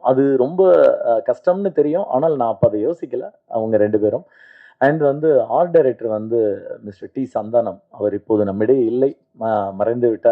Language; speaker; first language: Tamil; native; Tamil